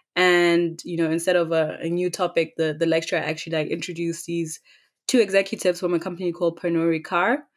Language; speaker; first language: English; non-native, local second language; Tswana